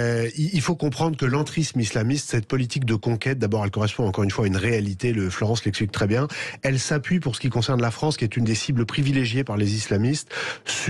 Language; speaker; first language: French; native; French